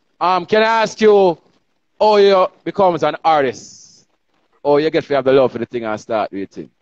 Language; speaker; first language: English; non-native, local second language; Jamaican Creole English